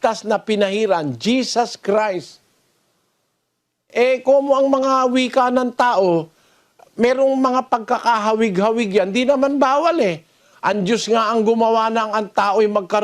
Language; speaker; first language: Filipino; native; Filipino